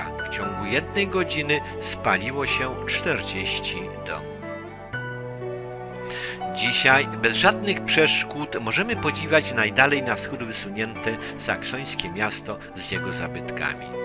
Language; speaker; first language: Polish; native; Polish